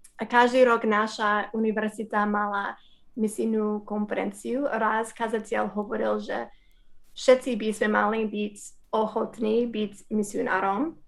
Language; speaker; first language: Slovak; non-native, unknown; English